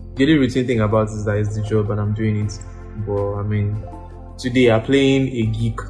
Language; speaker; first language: English; non-native, local second language; Yoruba